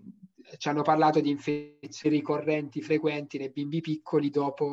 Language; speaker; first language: Italian; native; Italian